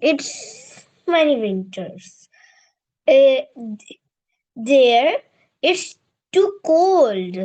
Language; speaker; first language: English; non-native, learner; Hindi